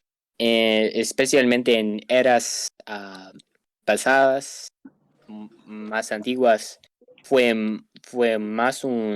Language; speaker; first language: Spanish; non-native, learner; English